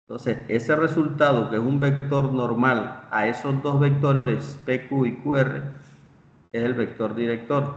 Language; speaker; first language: Spanish; native; Spanish